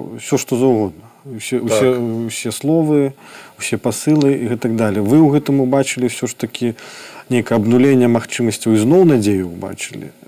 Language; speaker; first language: Belarusian; non-native, local second language; Russian